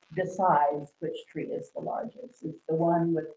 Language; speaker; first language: English; native; English